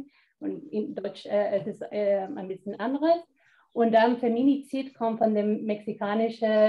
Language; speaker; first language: German; non-native, fluent; Spanish